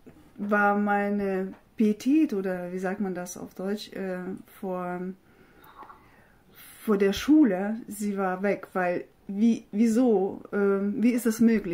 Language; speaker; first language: German; non-native, fluent; Russian